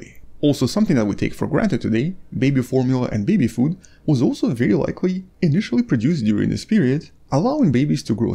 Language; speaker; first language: English; non-native, fluent; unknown